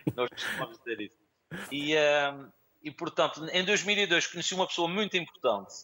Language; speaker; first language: Portuguese; native; Portuguese